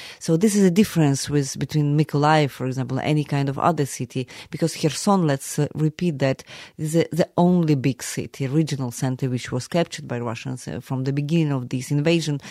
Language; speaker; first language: English; non-native, fluent; Ukrainian